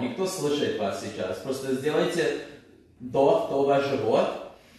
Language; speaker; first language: Russian; non-native, learner; English